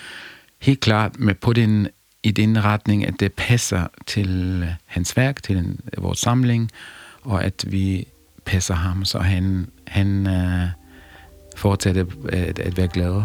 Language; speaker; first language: Danish; non-native, fluent; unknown